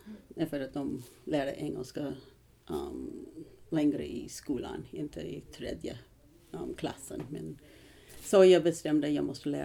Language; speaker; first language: Swedish; non-native, learner; English